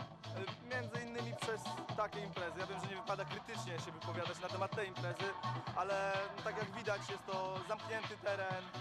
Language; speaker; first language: Polish; native; Polish